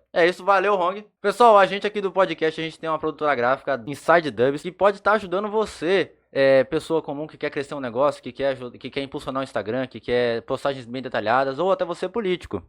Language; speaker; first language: Portuguese; native; Portuguese